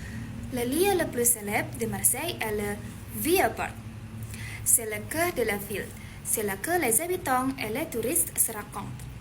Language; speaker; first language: French; non-native, learner; Indonesian